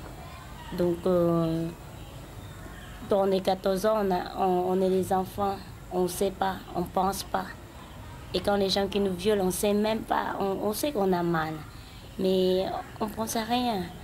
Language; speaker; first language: French; non-native, learner; Khmer